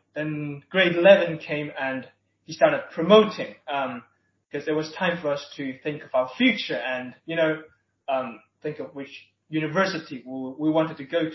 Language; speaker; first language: English; non-native, local second language; Cantonese